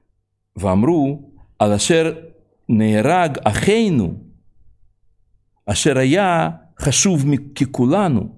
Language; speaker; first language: Hebrew; non-native, fluent; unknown